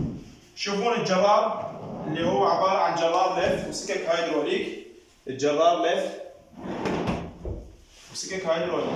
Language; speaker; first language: Arabic; native; Arabic